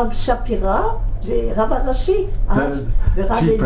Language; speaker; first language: English; non-native, learner; French